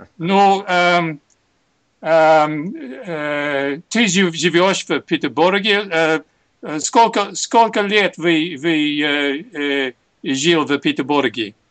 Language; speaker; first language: Russian; non-native, learner; English